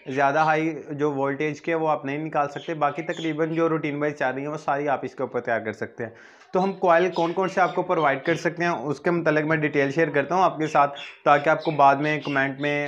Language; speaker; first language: Urdu; non-native, local second language; Punjabi